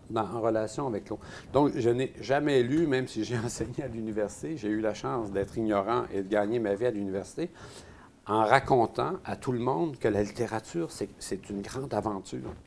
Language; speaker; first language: French; native; French